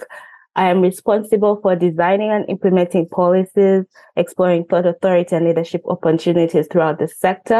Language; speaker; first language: English; non-native, local second language; Ganda